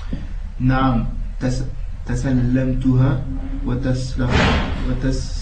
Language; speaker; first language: Arabic; non-native, learner; French